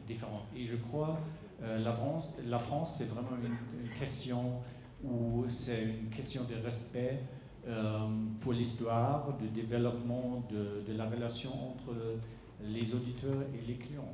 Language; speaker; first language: French; non-native, fluent; German